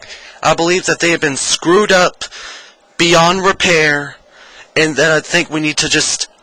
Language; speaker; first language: English; native; English